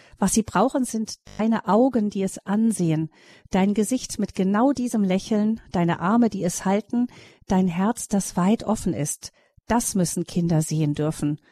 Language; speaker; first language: German; native; German